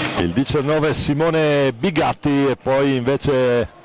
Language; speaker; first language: Italian; native; Italian